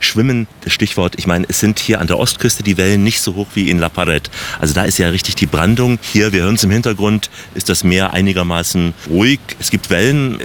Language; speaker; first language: German; native; German